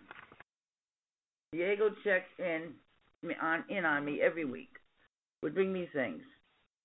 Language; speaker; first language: English; native; English